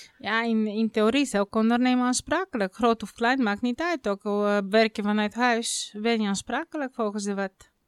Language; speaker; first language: Dutch; non-native, fluent; Bulgarian